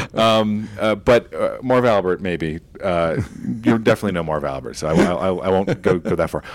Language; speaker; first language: English; native; English